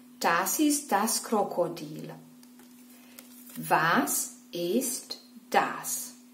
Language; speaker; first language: German; non-native, fluent; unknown